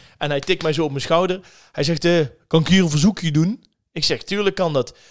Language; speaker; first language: Dutch; native; Dutch